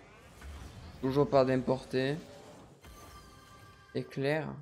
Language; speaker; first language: French; native; French